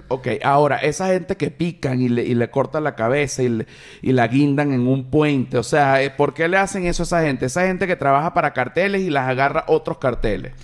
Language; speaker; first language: Spanish; native; Spanish